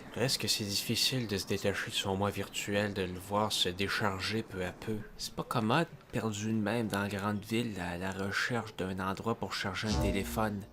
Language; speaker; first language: French; native; French